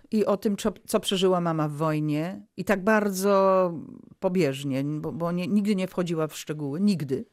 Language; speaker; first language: Polish; early bilingual, heritage; Polish